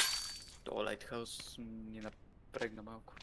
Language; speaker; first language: Bulgarian; native; Bulgarian